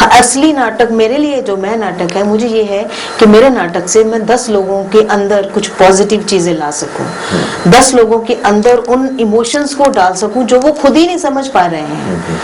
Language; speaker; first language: Hindi; non-native, local second language; Punjabi